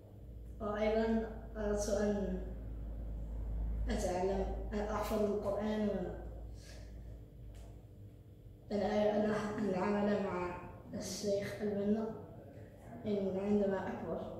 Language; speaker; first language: Arabic; early bilingual, heritage; Arabic